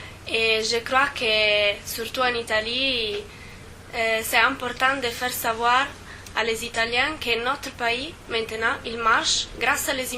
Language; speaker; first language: French; non-native, fluent; Italian